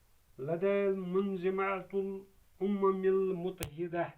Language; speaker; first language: Arabic; non-native, fluent; Urdu